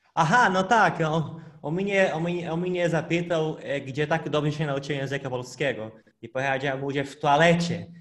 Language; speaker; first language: Polish; non-native, fluent; Portuguese